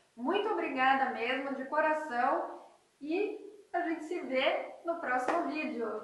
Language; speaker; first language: Portuguese; native; Portuguese